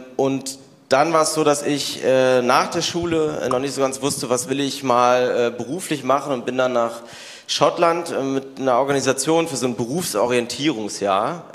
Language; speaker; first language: German; native; German